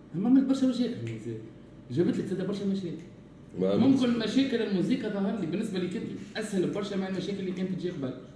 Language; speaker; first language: Arabic; native; Arabic